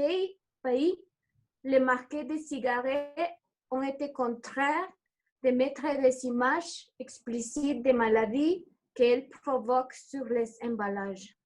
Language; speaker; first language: French; non-native, learner; Spanish